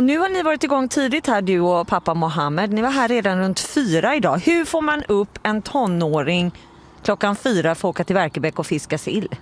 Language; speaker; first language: Swedish; native; Swedish